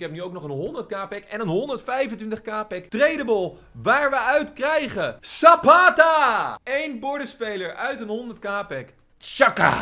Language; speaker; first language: Dutch; native; Dutch